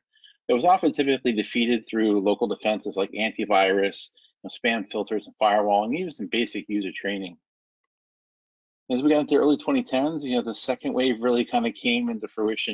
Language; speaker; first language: English; native; English